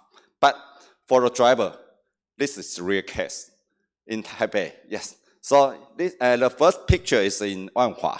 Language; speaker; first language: English; non-native, learner; Chinese